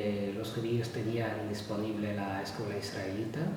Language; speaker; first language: Spanish; non-native, fluent; Arabic